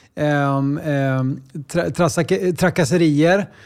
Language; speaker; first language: Swedish; native; Swedish